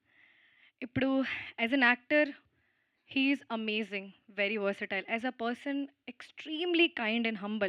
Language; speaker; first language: Telugu; non-native, fluent; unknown